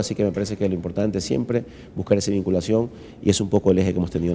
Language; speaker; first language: Spanish; native; Spanish